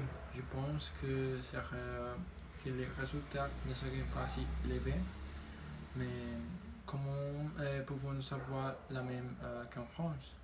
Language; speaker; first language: French; non-native, learner; Spanish